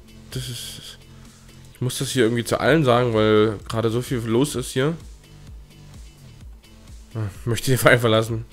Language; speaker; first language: German; native; German